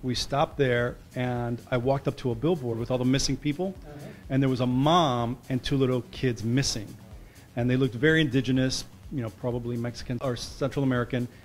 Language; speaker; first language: English; early bilingual, other home language; Spanish